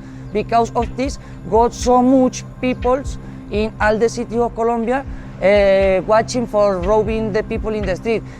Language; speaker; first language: English; non-native, learner; Spanish